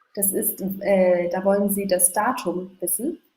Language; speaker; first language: German; native; German